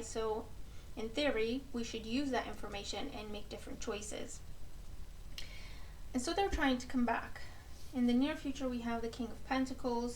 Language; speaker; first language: English; native; English